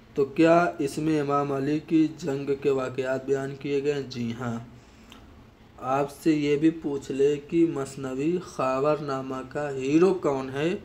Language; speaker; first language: Urdu; native; Urdu